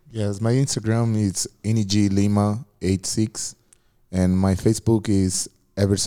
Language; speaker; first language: English; non-native, learner; Portuguese